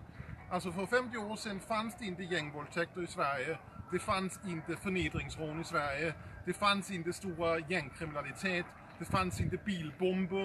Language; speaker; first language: Swedish; early bilingual, heritage; Danish